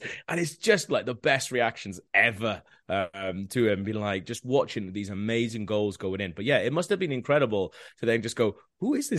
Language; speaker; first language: English; non-native, local second language; Welsh